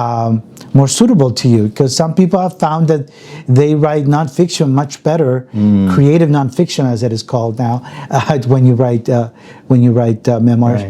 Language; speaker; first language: English; early bilingual, other home language; Spanish